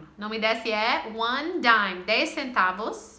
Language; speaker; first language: Portuguese; non-native, fluent; English